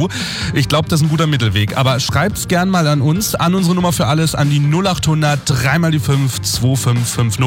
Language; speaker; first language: German; native; German